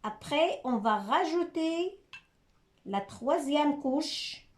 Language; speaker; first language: French; non-native, local second language; Arabic